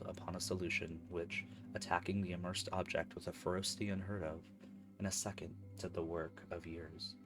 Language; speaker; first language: English; native; English